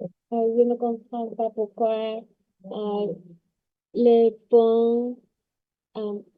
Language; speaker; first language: French; non-native, learner; Vietnamese